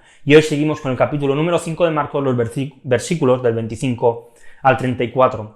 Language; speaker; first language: Spanish; native; Spanish